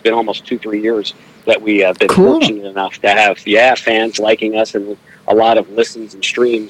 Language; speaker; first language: English; native; English